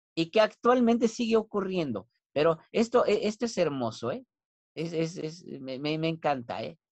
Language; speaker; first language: Spanish; non-native, local second language; Nahuatl languages